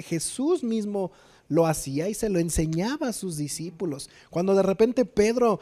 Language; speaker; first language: Spanish; native; Spanish